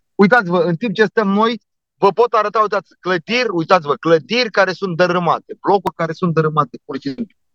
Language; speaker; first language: Romanian; non-native, local second language; Turkish